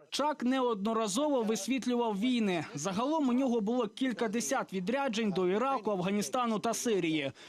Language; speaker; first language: Ukrainian; native; Ukrainian